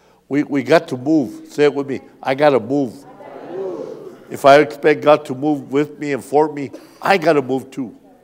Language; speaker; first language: English; native; English